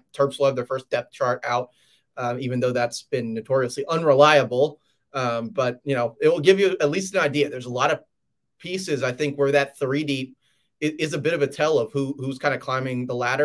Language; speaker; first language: English; native; English